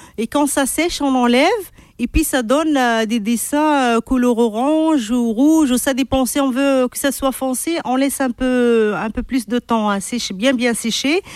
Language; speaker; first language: French; non-native, local second language; Arabic